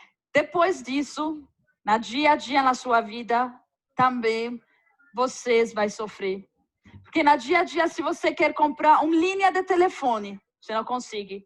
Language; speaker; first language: Portuguese; non-native, fluent; Arabic